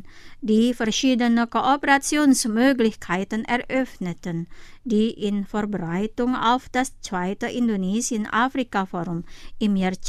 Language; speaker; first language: German; non-native, fluent; Indonesian